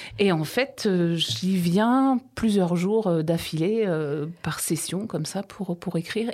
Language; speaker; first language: French; native; French